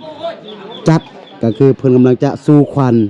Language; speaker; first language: Thai; non-native, local second language; Lao